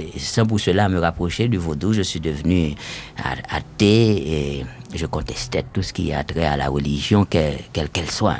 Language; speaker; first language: French; non-native, local second language; Haitian Creole